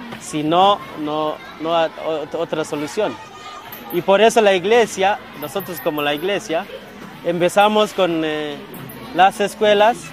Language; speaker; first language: Spanish; non-native, fluent; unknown